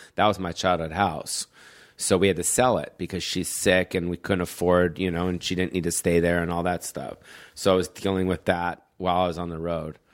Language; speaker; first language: English; native; English